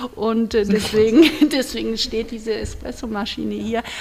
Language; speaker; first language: German; native; German